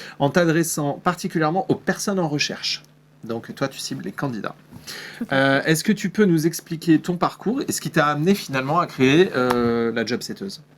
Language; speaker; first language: French; native; French